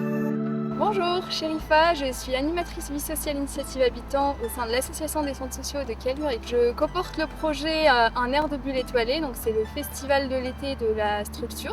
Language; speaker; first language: French; native; French